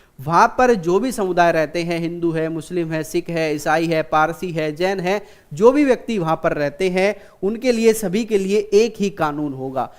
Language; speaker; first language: Hindi; native; Hindi